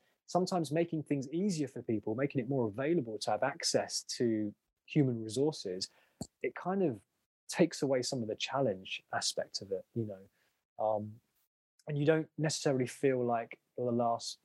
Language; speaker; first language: English; native; English